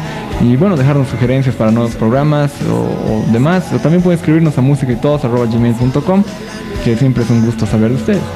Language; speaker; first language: Spanish; native; Spanish